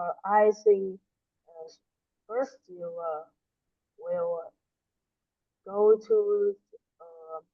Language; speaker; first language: English; non-native, learner; Vietnamese